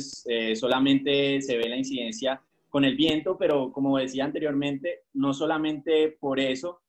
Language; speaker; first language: Spanish; native; Spanish